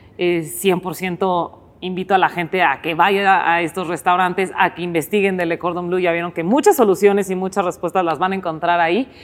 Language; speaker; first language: Spanish; native; Spanish